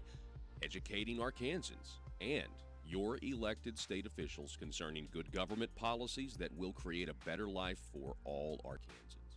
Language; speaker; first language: English; native; English